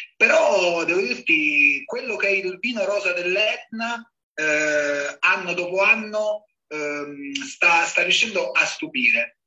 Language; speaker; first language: Italian; native; Italian